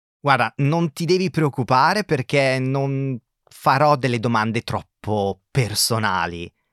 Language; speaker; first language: Italian; native; Italian